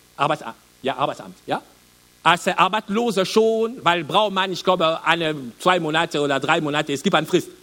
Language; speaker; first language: German; non-native, learner; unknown